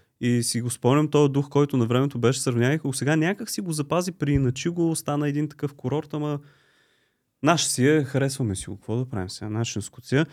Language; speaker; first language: Bulgarian; native; Bulgarian